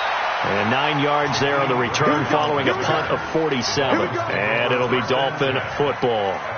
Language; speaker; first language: English; native; English